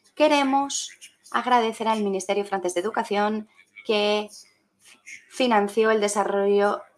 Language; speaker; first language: Spanish; non-native, fluent; French